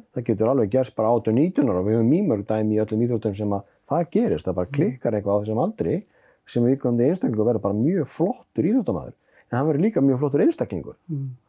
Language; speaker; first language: Icelandic; native; Icelandic